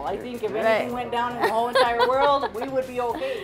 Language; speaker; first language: English; native; English